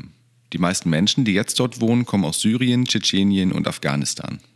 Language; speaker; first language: German; native; German